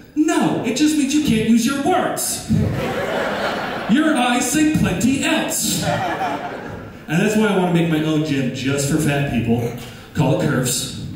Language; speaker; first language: English; native; English